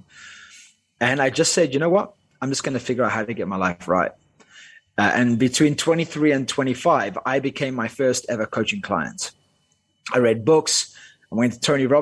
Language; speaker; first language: English; non-native, local second language; Afrikaans